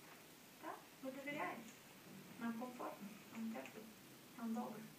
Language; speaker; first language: Ukrainian; native; Ukrainian